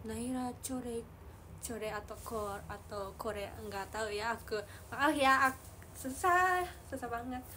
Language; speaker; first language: Indonesian; non-native, learner; Japanese